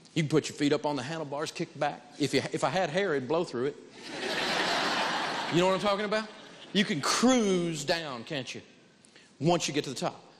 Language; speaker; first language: English; native; English